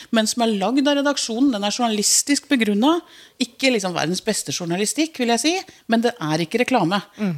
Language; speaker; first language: Norwegian; native; Norwegian